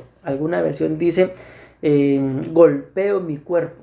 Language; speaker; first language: Spanish; native; Spanish